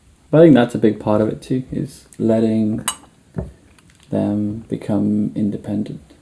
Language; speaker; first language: English; native; English